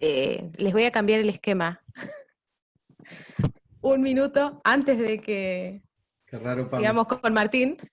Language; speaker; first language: Spanish; native; Spanish